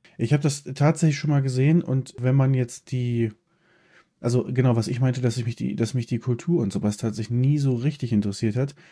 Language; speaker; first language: German; early bilingual, other home language; Polish